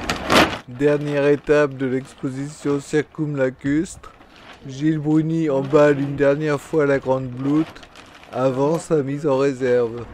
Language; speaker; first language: French; native; French